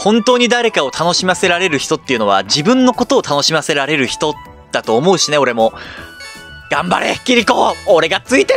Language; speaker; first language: Japanese; native; Japanese